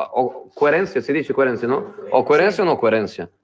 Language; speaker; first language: Italian; non-native, fluent; Spanish